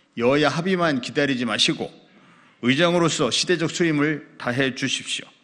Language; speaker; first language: Korean; native; Korean